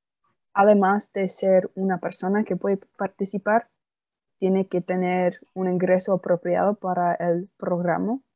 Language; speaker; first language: Spanish; non-native, fluent; English